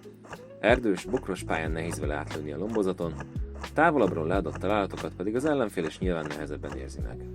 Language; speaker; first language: Hungarian; native; Hungarian